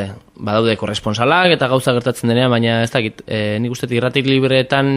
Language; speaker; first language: Basque; native; Basque